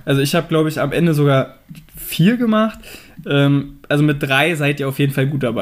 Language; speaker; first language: German; native; German